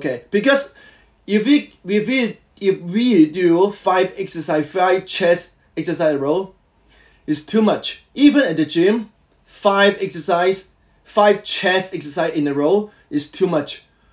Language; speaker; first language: English; non-native, local second language; Cantonese